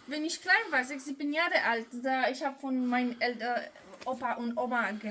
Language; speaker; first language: German; non-native, local second language; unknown